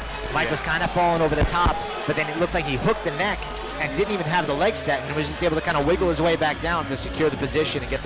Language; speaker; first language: English; native; English